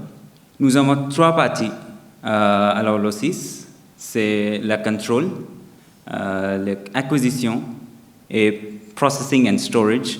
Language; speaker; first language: French; non-native, fluent; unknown